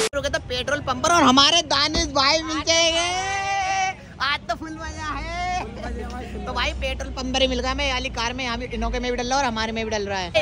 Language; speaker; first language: Hindi; native; Hindi